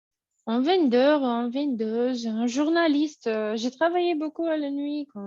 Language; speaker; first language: French; non-native, learner; Russian